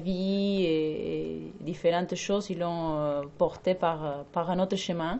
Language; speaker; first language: French; non-native, fluent; Spanish